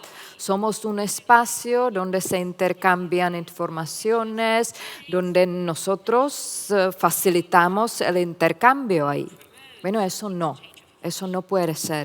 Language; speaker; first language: Spanish; non-native, fluent; Czech